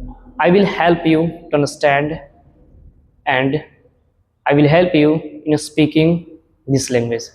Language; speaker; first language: English; non-native, learner; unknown